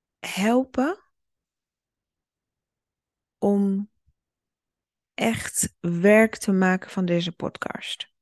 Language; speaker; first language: Dutch; early bilingual, other home language; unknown